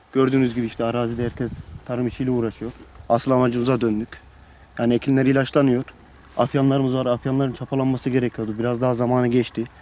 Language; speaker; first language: Turkish; native; Turkish